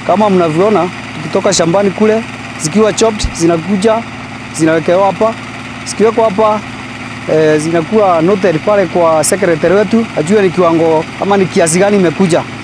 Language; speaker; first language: Swahili; non-native, local second language; Meru